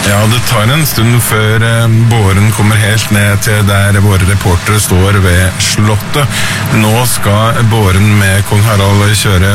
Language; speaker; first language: Norwegian; native; Norwegian